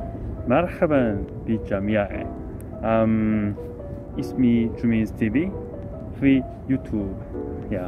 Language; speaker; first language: Arabic; non-native, learner; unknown